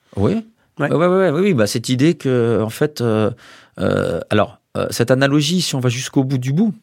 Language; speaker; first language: French; native; French